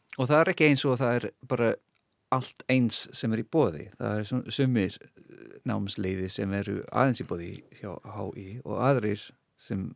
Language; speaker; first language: Icelandic; non-native, fluent; English